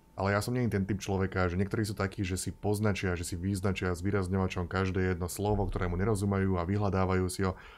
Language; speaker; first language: Slovak; native; Slovak